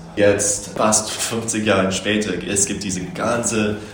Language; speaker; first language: German; non-native, learner; English